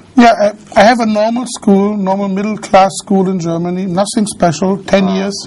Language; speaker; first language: English; non-native, fluent; German